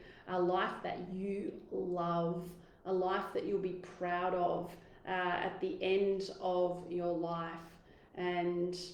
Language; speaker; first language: English; native; English